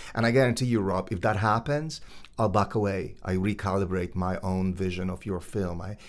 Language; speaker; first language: English; non-native, fluent; Polish